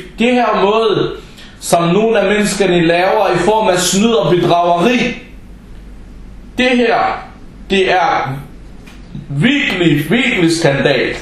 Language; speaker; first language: Danish; non-native, local second language; Arabic